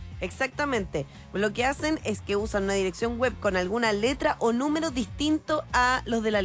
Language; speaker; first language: Spanish; native; Spanish